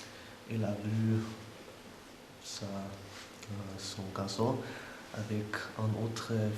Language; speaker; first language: French; non-native, learner; German